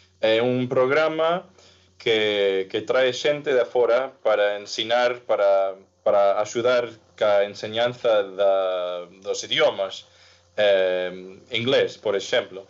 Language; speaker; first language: Galician; non-native, fluent; English